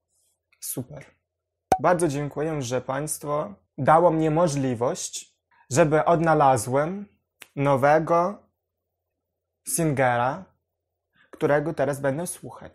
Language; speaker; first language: Polish; non-native, learner; Ukrainian